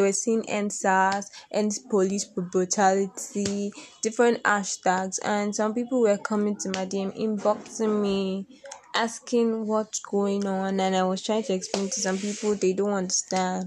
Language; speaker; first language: English; non-native, local second language; Yoruba